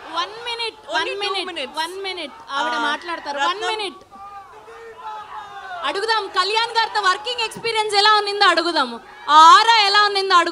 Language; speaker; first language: Telugu; native; Telugu